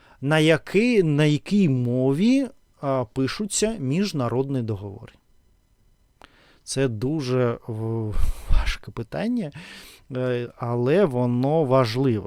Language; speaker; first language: Ukrainian; non-native, learner; Russian